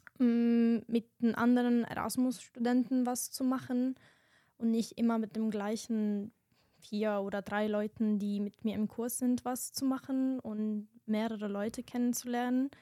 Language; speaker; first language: German; non-native, fluent; Italian